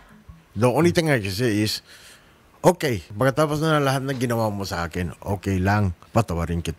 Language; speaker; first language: Filipino; non-native, learner; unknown